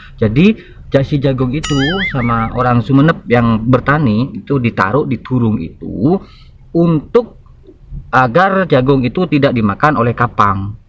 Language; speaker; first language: Indonesian; non-native, local second language; Madurese